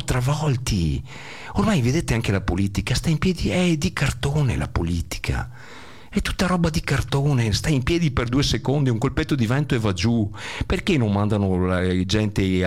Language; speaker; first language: Italian; native; Italian